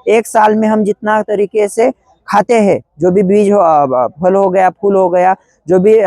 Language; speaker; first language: Hindi; non-native, local second language; Marathi